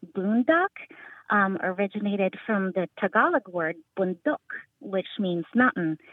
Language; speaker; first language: English; early bilingual, other home language; Filipino